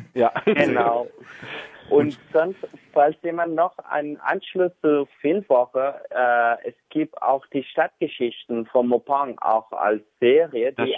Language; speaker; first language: German; non-native, fluent; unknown